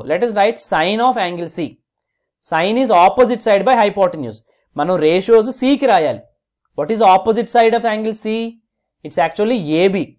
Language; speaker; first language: English; non-native, local second language; Telugu